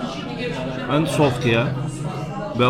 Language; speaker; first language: English; non-native, learner; Turkish